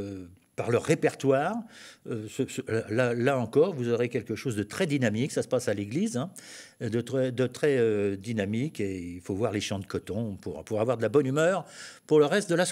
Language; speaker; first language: French; native; French